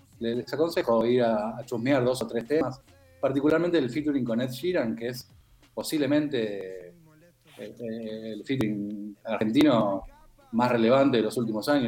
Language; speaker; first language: Spanish; native; Spanish